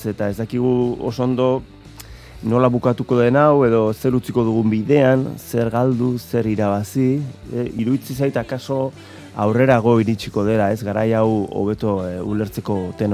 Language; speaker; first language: Basque; native; Basque